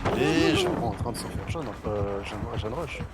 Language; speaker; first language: French; native; French